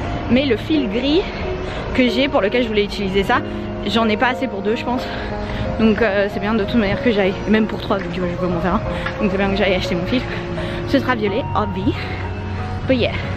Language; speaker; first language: French; native; French